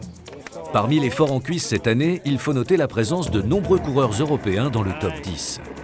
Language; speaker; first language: French; native; French